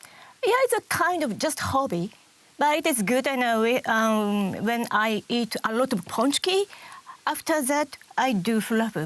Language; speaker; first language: English; non-native, learner; Japanese